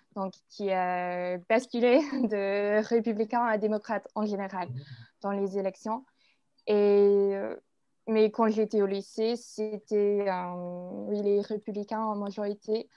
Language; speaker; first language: French; non-native, fluent; English